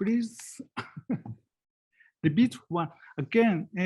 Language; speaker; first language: English; non-native, learner; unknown